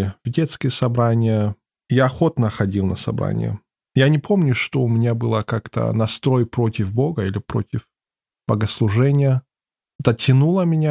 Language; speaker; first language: Russian; non-native, fluent; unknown